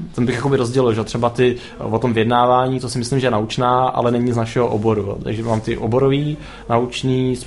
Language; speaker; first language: Czech; native; Czech